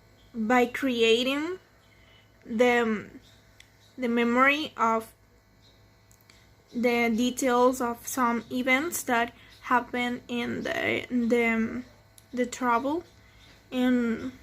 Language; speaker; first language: English; non-native, learner; Spanish